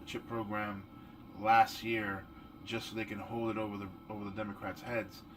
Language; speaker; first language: English; native; English